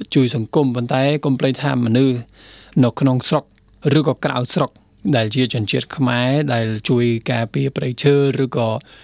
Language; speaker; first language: Khmer; non-native, fluent; Spanish